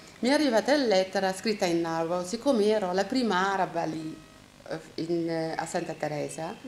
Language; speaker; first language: Italian; non-native, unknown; Arabic